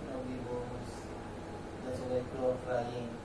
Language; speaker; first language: English; non-native, learner; Filipino